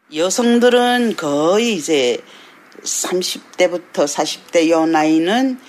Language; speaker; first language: Korean; early bilingual, heritage; Korean